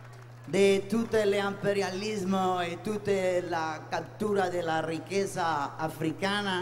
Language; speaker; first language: Italian; non-native, learner; Spanish